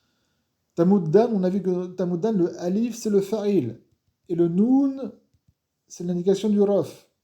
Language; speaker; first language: French; non-native, fluent; Arabic